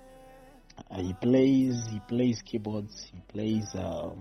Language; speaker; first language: English; non-native, local second language; Shona